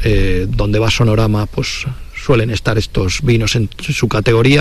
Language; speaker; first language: Spanish; native; Spanish